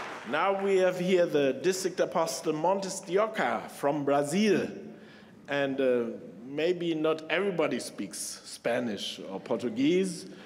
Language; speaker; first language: English; non-native, fluent; German